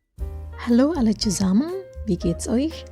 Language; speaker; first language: German; non-native, fluent; Indonesian